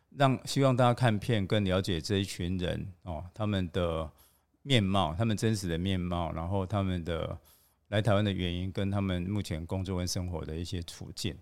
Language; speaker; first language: Chinese; native; Chinese